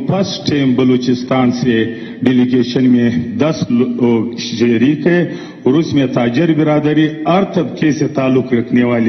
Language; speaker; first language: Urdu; non-native, local second language; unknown